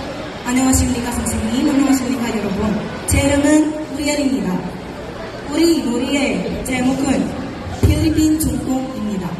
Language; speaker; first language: Korean; non-native, learner; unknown